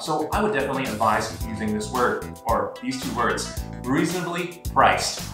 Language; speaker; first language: English; non-native, local second language; Cantonese